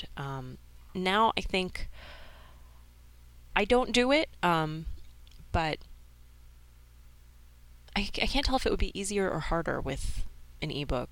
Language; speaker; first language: English; native; English